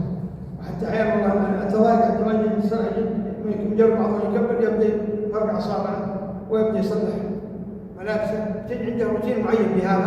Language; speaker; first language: Arabic; native; Arabic